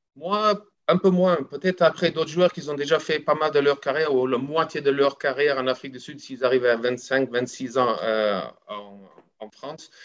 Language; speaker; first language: French; non-native, fluent; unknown